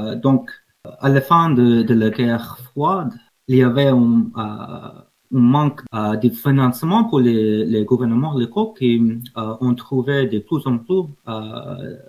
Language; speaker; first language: French; non-native, learner; English